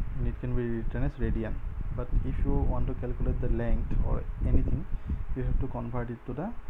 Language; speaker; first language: English; non-native, local second language; Assamese